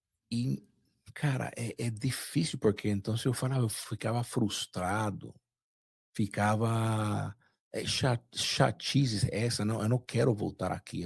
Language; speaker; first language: Portuguese; non-native, fluent; Spanish